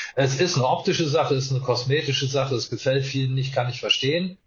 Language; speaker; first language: German; native; German